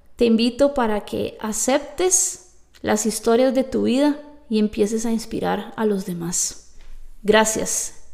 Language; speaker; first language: Spanish; native; Spanish